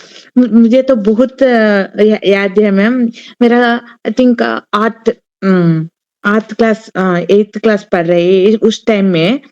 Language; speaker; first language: Hindi; non-native, learner; Telugu